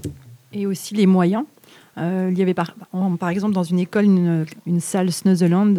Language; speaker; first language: French; native; French